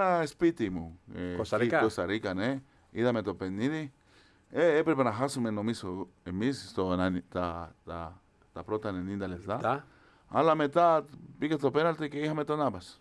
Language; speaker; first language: Greek; non-native, fluent; Spanish